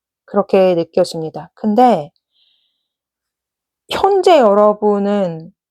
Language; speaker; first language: Korean; native; Korean